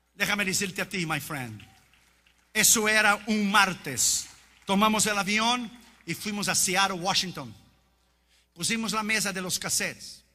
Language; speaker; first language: Spanish; non-native, fluent; Portuguese